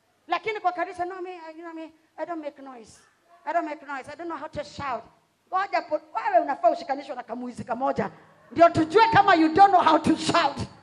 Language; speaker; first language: English; non-native, local second language; Swahili